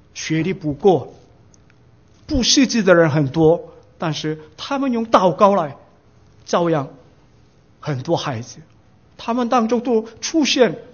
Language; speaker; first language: Chinese; non-native, fluent; Korean